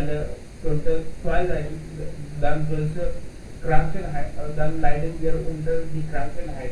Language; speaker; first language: German; non-native, learner; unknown